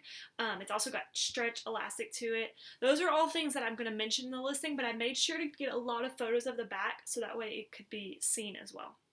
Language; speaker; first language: English; native; English